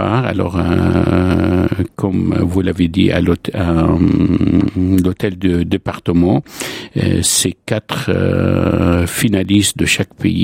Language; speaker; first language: French; non-native, local second language; Arabic